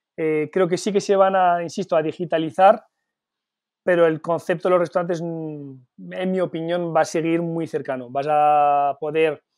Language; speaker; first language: Spanish; early bilingual, heritage; Spanish